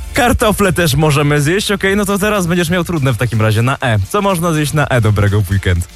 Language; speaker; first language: Polish; native; Polish